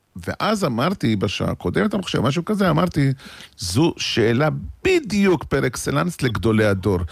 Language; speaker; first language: Hebrew; native; Hebrew